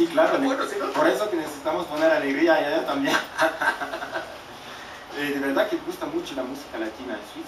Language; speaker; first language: Spanish; non-native, fluent; French